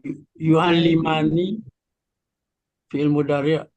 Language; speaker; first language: Arabic; non-native, learner; Indonesian